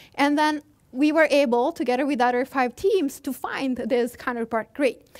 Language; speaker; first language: English; non-native, fluent; Italian